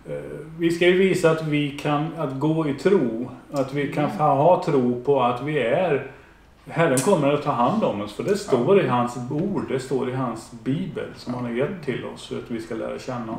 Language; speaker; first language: Swedish; native; Swedish